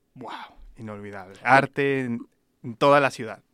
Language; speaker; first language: Spanish; native; Spanish